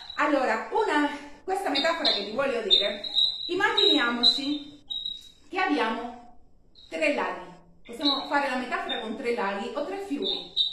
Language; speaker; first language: Italian; non-native, fluent; Spanish